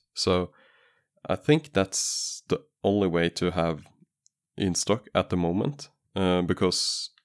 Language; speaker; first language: English; non-native, fluent; Norwegian